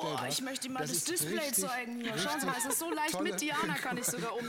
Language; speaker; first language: German; native; German